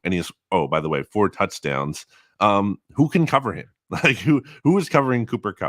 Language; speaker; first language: English; native; English